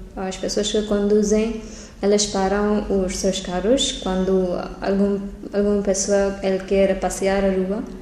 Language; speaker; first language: Portuguese; non-native, learner; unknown